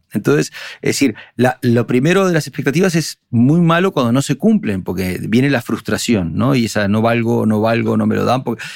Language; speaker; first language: Spanish; native; Spanish